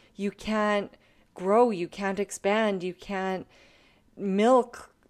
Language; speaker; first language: English; native; English